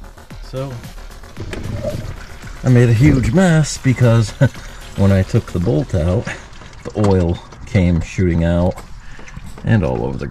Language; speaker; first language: English; native; English